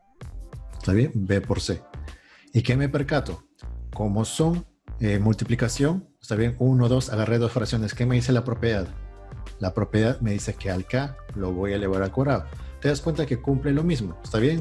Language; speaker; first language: Spanish; native; Spanish